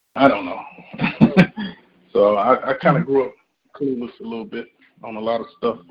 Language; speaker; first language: English; native; English